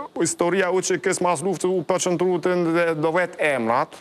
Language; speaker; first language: Albanian; non-native, fluent; German